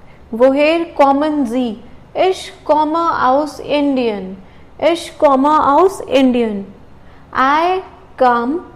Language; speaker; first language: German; non-native, learner; Hindi